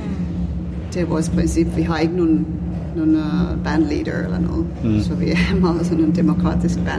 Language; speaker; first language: Danish; non-native, fluent; Finnish